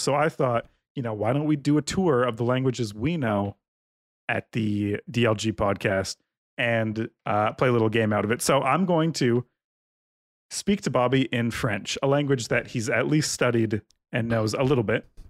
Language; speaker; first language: English; native; English